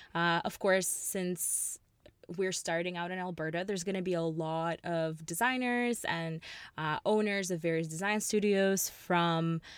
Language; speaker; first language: English; early bilingual, other home language; Russian